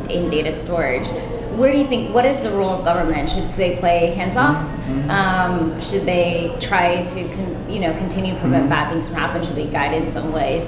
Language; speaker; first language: English; native; English